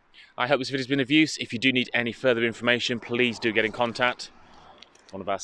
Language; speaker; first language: English; native; English